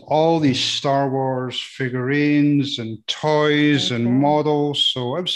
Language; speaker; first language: English; native; English